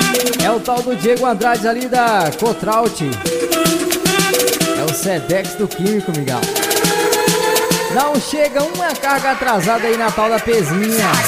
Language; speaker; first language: Portuguese; native; Portuguese